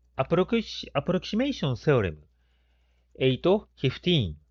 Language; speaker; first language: English; non-native, fluent; Japanese